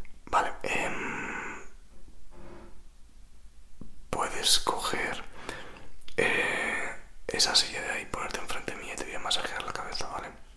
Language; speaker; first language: Spanish; native; Spanish